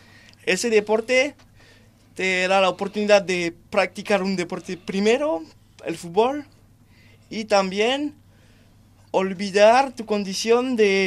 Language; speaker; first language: Spanish; non-native, fluent; French